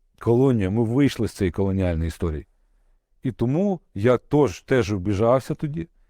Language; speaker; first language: Ukrainian; non-native, local second language; Russian